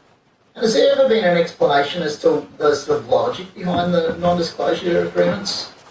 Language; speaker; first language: English; native; English